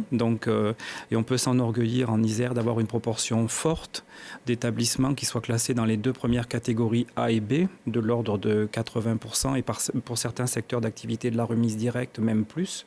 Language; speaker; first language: French; native; French